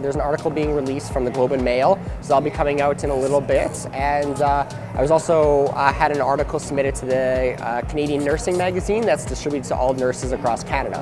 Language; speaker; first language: English; native; English